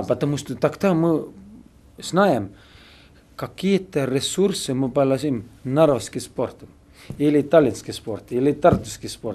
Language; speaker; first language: Russian; non-native, learner; Estonian